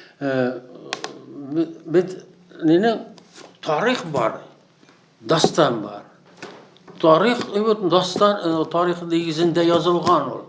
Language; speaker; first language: Tatar; native; Tatar